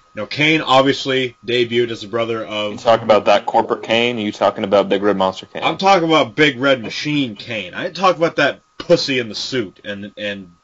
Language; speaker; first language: English; native; English